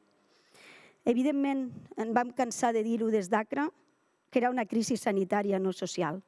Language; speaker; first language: Catalan; native; Catalan